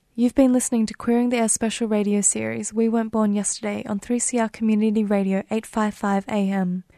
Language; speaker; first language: English; native; English